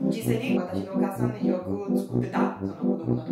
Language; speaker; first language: Japanese; non-native, learner; Italian